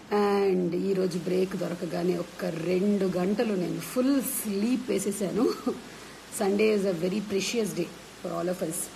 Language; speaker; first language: Telugu; non-native, local second language; Malayalam